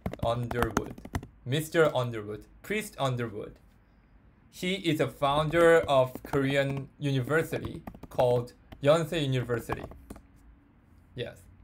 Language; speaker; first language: English; non-native, fluent; Korean